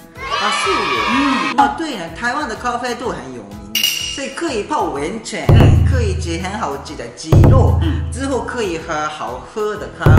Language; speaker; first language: Chinese; non-native, fluent; Japanese